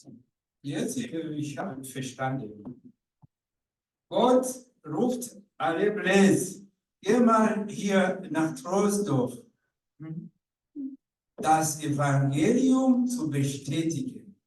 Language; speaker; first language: German; non-native, learner; Rundi